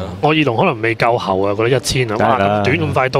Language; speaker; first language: Cantonese; native; Cantonese